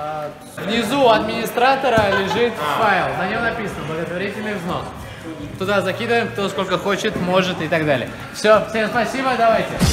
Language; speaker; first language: Russian; native; Russian